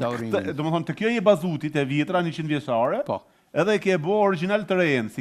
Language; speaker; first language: Albanian; native; Albanian